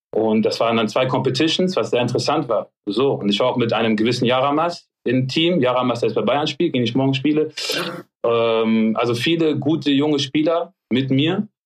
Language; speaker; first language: German; early bilingual, other home language; French